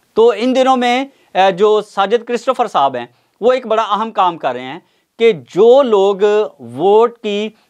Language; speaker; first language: Urdu; non-native, local second language; Punjabi